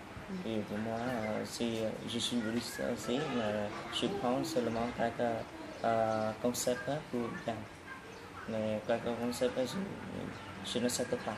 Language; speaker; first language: French; non-native, learner; Khmer